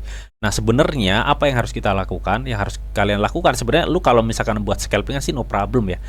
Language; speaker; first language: Indonesian; native; Indonesian